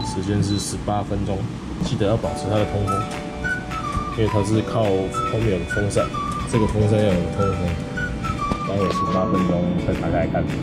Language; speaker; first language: Chinese; native; Chinese